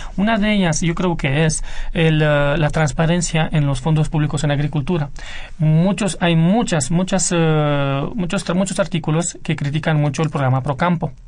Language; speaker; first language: Spanish; non-native, fluent; Romanian